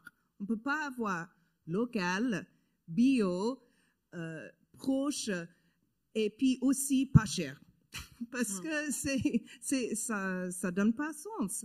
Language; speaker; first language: French; non-native, learner; English